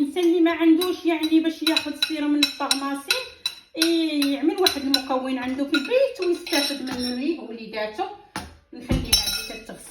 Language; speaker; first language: Arabic; native; Arabic